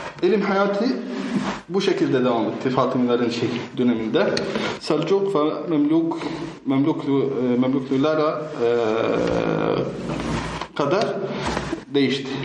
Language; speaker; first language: Turkish; non-native, fluent; Arabic